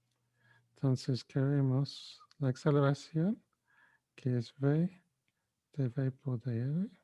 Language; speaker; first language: Spanish; non-native, fluent; English